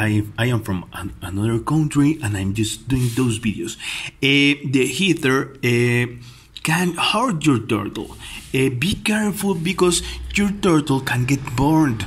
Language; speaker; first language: English; non-native, fluent; Spanish